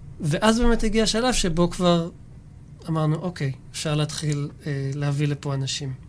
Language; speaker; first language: Hebrew; native; Hebrew